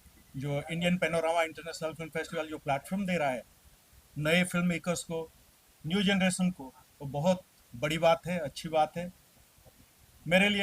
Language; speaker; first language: Hindi; native; Hindi